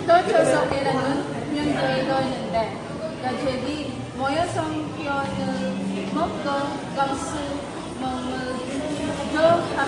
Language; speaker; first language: Korean; non-native, learner; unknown